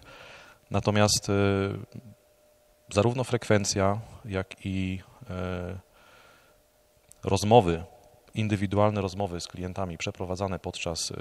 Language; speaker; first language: Polish; native; Polish